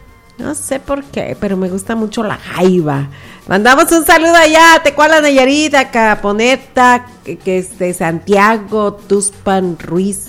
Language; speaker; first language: Spanish; native; Spanish